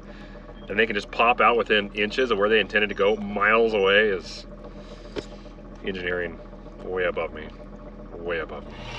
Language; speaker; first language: English; native; English